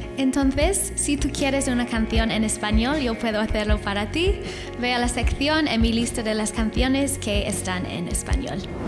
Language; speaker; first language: Spanish; non-native, fluent; English